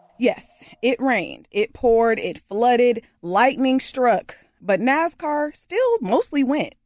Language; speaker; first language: English; native; English